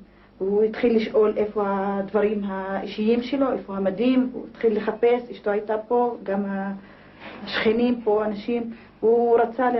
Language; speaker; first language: Hebrew; non-native, local second language; Arabic